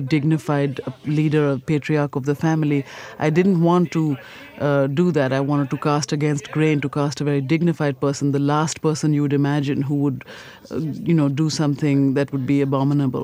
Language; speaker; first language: English; non-native, local second language; Punjabi